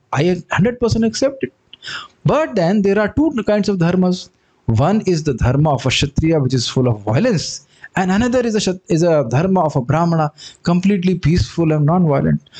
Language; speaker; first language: English; non-native, local second language; Hindi